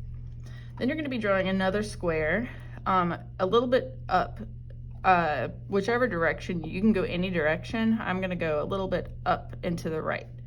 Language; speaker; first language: English; native; English